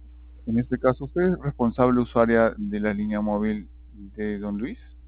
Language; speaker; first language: Spanish; native; Spanish